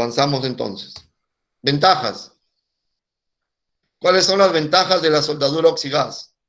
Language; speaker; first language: Spanish; native; Spanish